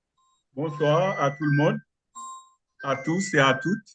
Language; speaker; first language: French; non-native, local second language; Haitian Creole